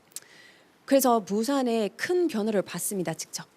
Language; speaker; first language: Korean; non-native, fluent; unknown